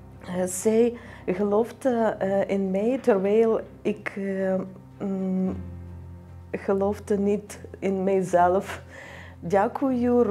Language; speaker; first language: Dutch; non-native, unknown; Ukrainian